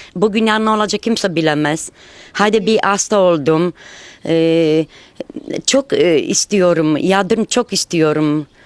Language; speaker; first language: Turkish; non-native, learner; Romanian